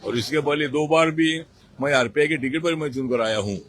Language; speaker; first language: Hindi; non-native, local second language; Marathi